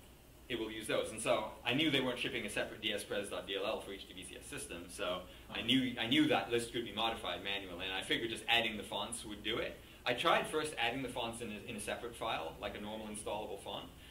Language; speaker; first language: English; native; English